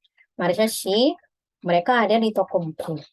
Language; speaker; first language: Indonesian; native; Indonesian